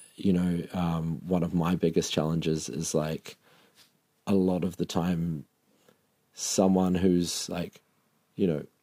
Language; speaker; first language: English; native; English